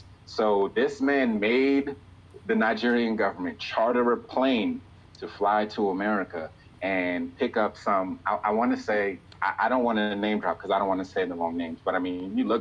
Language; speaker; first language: English; native; English